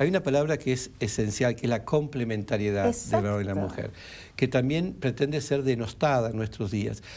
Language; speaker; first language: Spanish; native; Spanish